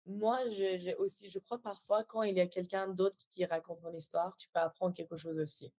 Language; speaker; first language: French; non-native, fluent; Persian